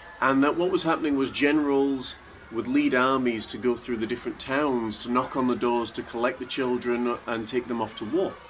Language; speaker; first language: English; native; English